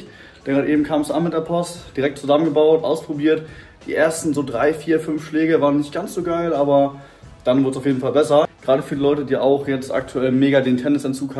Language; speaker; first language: German; native; German